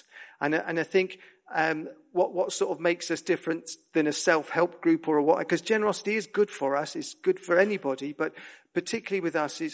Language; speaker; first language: English; native; English